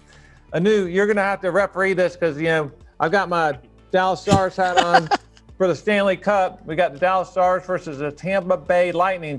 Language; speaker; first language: English; native; English